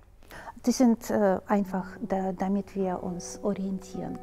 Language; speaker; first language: German; non-native, fluent; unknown